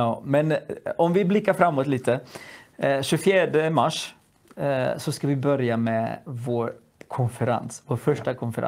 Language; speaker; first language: Swedish; non-native, fluent; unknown